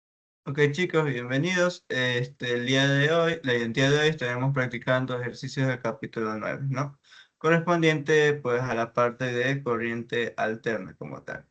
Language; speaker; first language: Spanish; native; Spanish